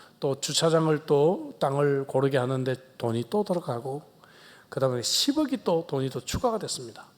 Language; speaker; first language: Korean; native; Korean